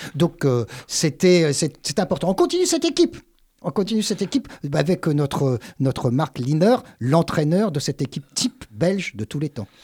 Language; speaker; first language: French; native; French